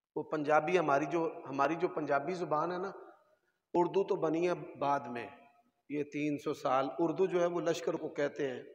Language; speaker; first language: Urdu; non-native, local second language; Punjabi